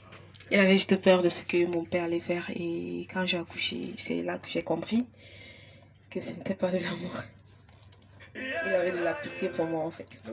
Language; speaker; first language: French; non-native, local second language; English